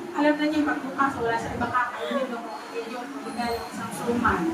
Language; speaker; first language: Filipino; native; Filipino